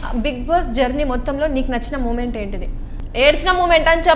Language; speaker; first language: Telugu; native; Telugu